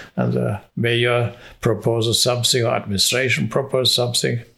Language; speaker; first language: English; non-native, fluent; Hungarian